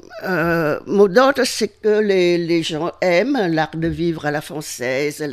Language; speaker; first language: French; non-native, fluent; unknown